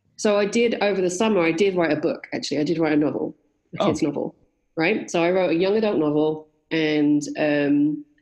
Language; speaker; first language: English; native; English